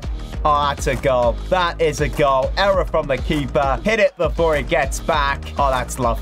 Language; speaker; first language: English; native; English